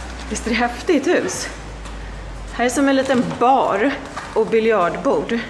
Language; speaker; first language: Swedish; native; Swedish